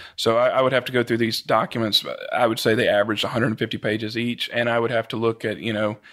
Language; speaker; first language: English; native; English